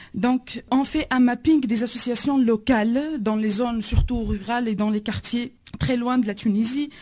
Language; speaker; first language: French; non-native, local second language; Arabic